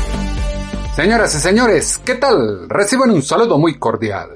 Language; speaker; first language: Spanish; native; Spanish